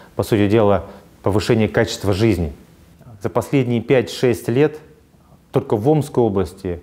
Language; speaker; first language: Russian; native; Russian